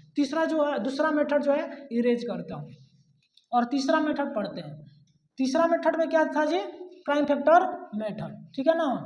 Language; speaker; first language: Hindi; native; Hindi